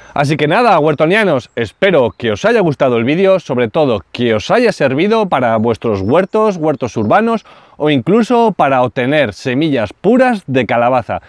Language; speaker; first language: Spanish; native; Spanish